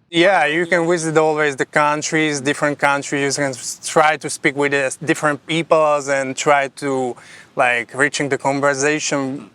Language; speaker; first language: English; non-native, fluent; Slovak